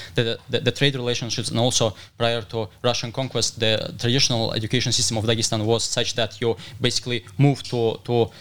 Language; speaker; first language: English; non-native, fluent; Russian